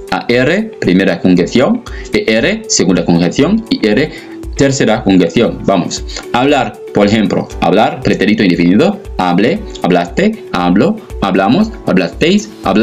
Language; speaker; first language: Spanish; non-native, fluent; French